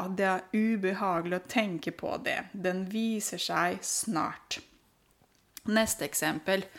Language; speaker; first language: Norwegian; non-native, fluent; Romanian